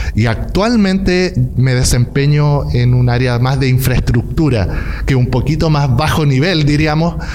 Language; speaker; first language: Spanish; native; Spanish